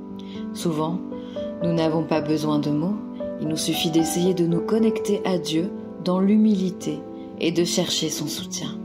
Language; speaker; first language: French; native; French